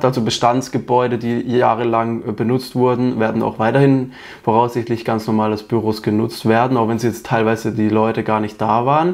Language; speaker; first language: German; native; German